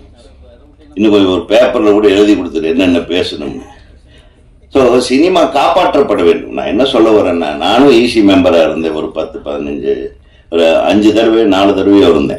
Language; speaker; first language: Tamil; native; Tamil